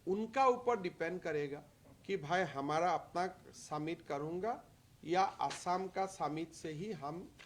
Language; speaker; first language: Hindi; non-native, local second language; Assamese